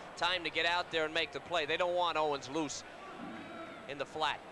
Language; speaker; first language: English; native; English